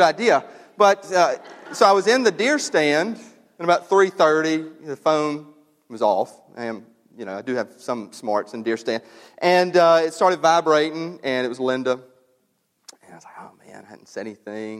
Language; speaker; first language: English; native; English